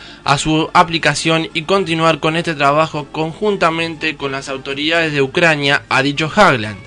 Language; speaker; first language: Spanish; native; Spanish